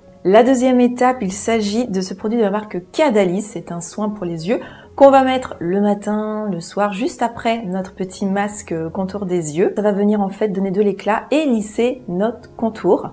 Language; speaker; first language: French; native; French